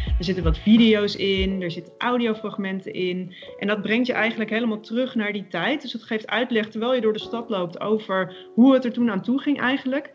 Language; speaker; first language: Dutch; native; Dutch